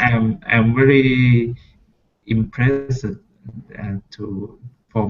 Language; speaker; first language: English; non-native, learner; Thai